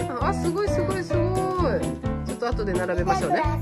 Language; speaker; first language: Japanese; native; Japanese